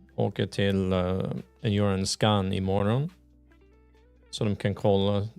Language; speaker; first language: Swedish; non-native, learner; English